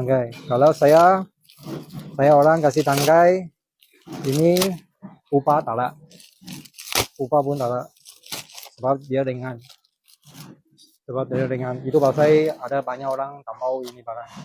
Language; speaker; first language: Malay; non-native, local second language; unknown